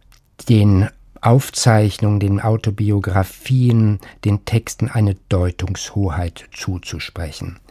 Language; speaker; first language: German; native; German